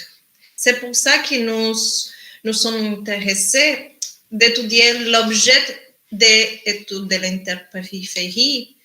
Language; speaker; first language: French; non-native, learner; Spanish